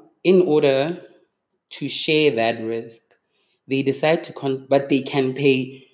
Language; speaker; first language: English; non-native, local second language; Tswana